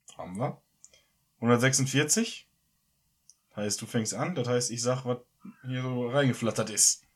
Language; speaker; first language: German; native; German